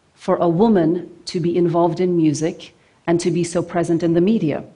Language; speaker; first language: English; non-native, fluent; Norwegian